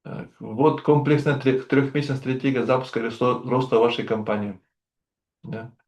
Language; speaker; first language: Russian; non-native, local second language; Kyrgyz